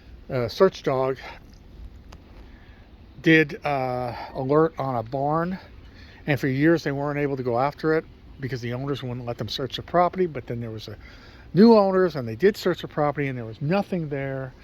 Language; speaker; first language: English; native; English